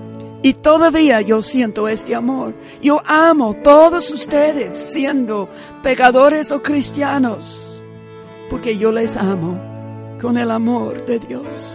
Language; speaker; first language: Spanish; early bilingual, heritage; Spanish